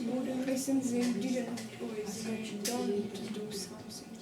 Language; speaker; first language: English; non-native, fluent; Russian